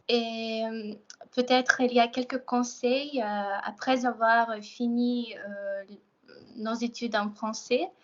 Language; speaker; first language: French; non-native, fluent; Russian